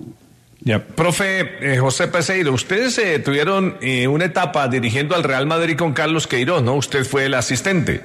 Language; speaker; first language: Spanish; native; Spanish